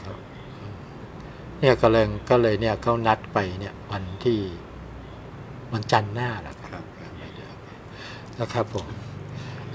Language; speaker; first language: Thai; native; Thai